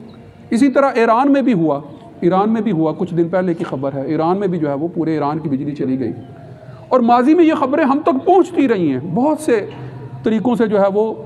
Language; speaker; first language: Urdu; native; Urdu